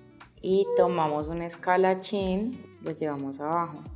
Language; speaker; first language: Spanish; native; Spanish